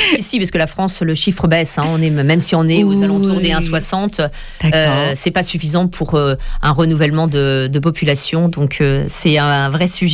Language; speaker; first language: French; native; French